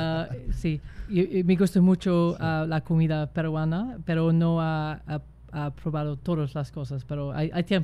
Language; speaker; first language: Spanish; non-native, fluent; English